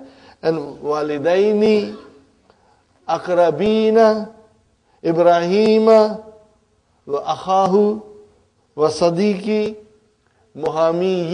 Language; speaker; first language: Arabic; non-native, fluent; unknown